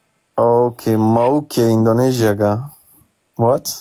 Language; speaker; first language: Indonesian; non-native, learner; Turkish